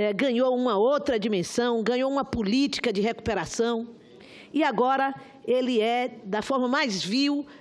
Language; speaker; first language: Portuguese; native; Portuguese